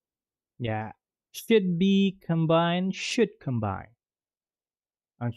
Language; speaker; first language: English; non-native, fluent; Indonesian